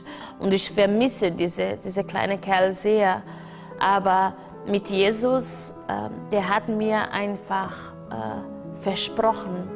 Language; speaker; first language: German; non-native, fluent; Portuguese